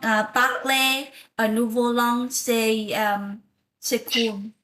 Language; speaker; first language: French; non-native, learner; Vietnamese